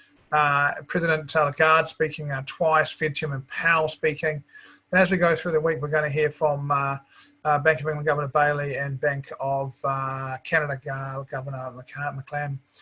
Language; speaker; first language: English; native; English